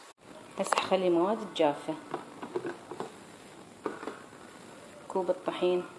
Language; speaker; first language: Arabic; native; Arabic